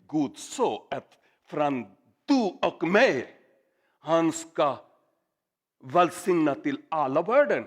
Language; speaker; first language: Swedish; non-native, learner; Urdu